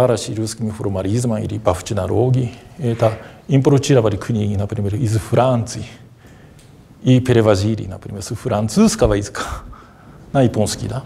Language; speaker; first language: Russian; non-native, fluent; Japanese